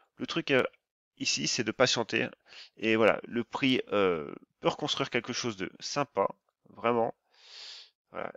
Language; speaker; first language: French; native; French